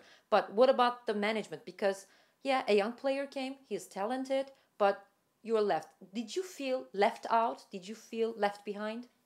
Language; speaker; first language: English; non-native, fluent; Turkish